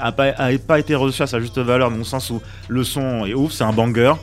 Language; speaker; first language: French; native; French